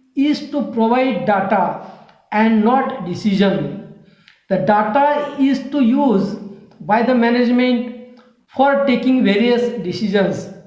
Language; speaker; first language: English; non-native, local second language; Marathi